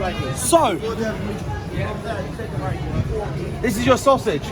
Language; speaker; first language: English; native; English